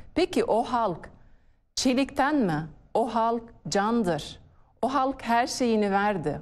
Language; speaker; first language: Turkish; non-native, fluent; Arabic